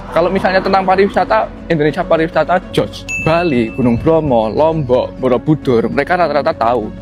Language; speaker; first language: Indonesian; native; Indonesian